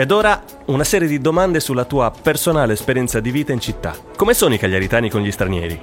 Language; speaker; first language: Italian; native; Italian